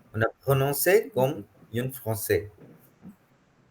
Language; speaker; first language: French; non-native, fluent; Hindi